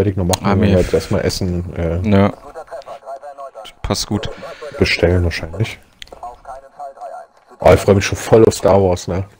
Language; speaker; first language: German; native; German